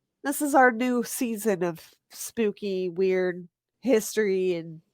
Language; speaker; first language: English; native; English